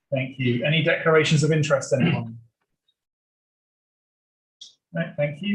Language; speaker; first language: English; native; English